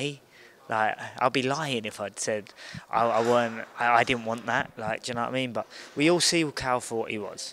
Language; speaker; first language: English; native; English